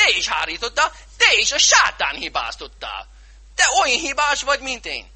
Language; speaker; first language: Hungarian; non-native, fluent; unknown